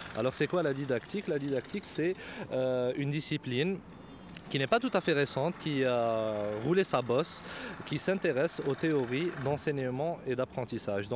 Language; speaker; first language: French; non-native, local second language; Arabic